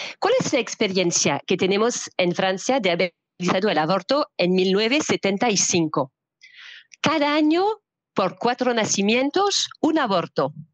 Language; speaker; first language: Spanish; non-native, fluent; French